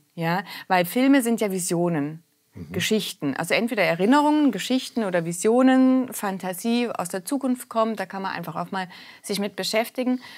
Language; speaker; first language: German; native; German